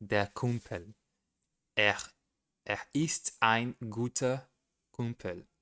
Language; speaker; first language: German; non-native, learner; Portuguese